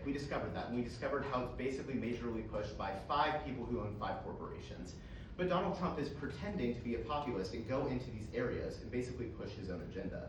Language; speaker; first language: English; native; English